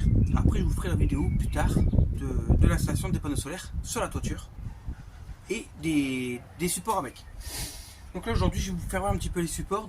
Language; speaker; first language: French; native; French